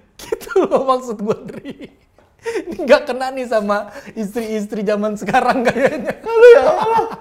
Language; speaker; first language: Indonesian; native; Indonesian